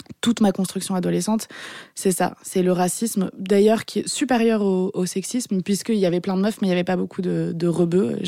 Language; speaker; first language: French; early bilingual, other home language; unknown